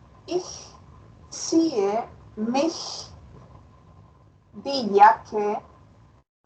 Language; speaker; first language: German; non-native, fluent; Spanish